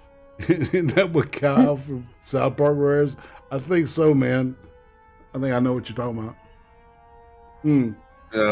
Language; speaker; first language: English; native; English